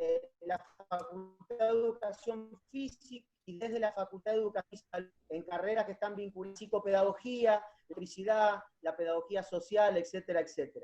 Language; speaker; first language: Spanish; native; Spanish